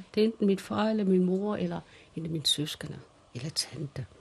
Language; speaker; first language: Danish; early bilingual, other home language; Kalaallisut